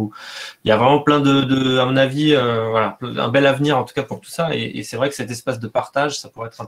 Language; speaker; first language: French; native; French